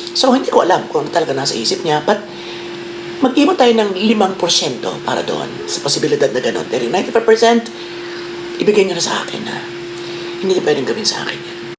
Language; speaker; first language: Filipino; native; Filipino